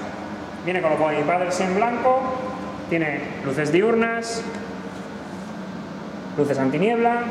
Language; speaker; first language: Spanish; native; Spanish